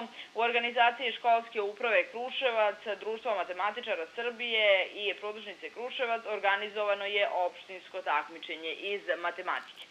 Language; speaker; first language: Serbian; native; Serbian